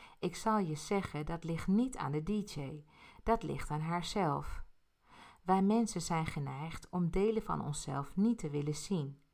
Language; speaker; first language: Dutch; early bilingual, other home language; Spanish